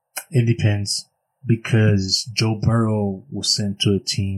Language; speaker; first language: English; early bilingual, other home language; Spanish